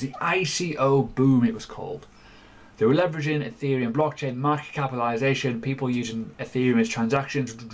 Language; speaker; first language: English; native; English